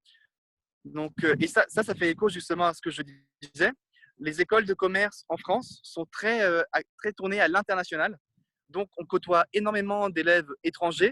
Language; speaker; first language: French; non-native, fluent; Italian